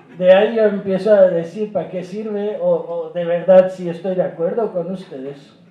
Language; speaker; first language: Spanish; non-native, fluent; Urdu